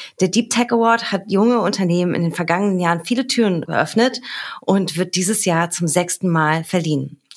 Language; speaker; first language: German; native; German